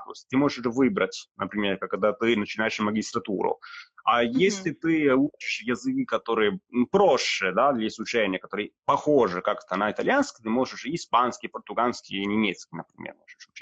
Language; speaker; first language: Russian; non-native, fluent; Italian